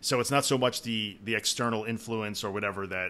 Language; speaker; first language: English; native; English